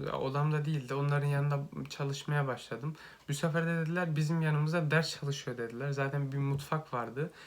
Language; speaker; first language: Turkish; native; Turkish